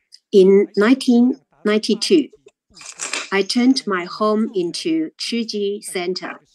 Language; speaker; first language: English; non-native, learner; Chinese